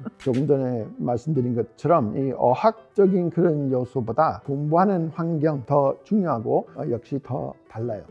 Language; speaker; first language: Korean; non-native, fluent; English